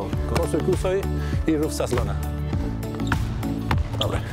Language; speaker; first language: Polish; non-native, learner; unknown